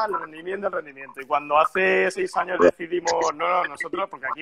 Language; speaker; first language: Spanish; native; Spanish